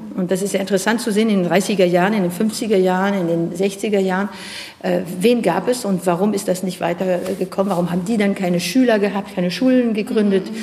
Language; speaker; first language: German; non-native, fluent; French